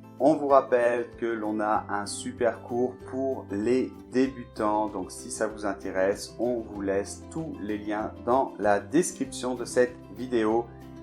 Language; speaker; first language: French; native; French